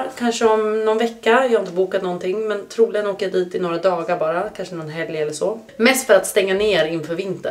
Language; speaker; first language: Swedish; native; Swedish